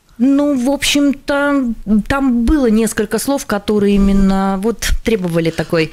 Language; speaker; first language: Russian; non-native, local second language; Latvian